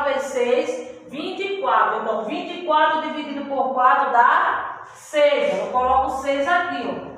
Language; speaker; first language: Portuguese; native; Portuguese